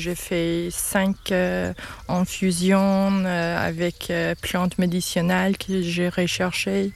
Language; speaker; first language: French; non-native, learner; English